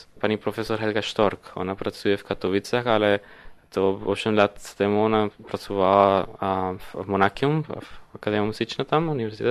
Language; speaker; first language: Polish; non-native, learner; Spanish